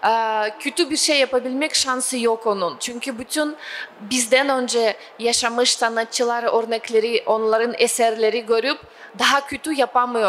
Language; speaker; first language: Turkish; non-native, fluent; Russian